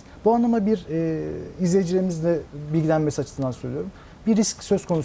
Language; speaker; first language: Turkish; native; Turkish